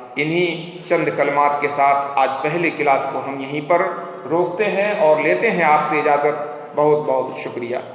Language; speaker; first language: Urdu; native; Urdu